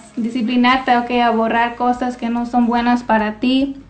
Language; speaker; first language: Spanish; early bilingual, heritage; Spanish